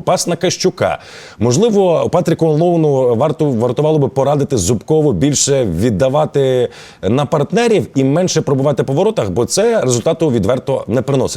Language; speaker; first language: Ukrainian; native; Ukrainian